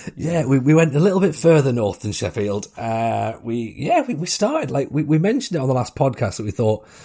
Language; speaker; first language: English; native; English